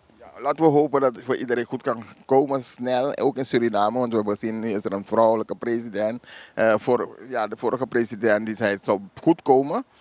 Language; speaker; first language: Dutch; native; Dutch